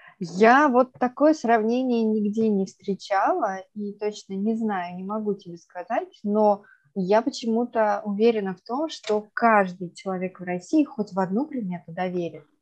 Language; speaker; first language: Russian; native; Russian